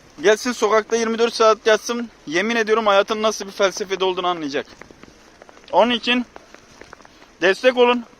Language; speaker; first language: Turkish; native; Turkish